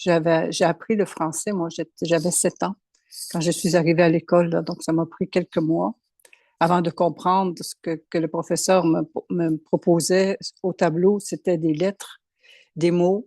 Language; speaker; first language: French; native; French